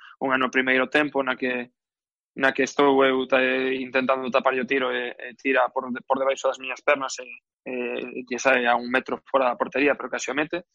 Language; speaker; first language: Galician; native; Galician